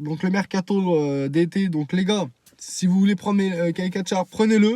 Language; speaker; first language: French; native; French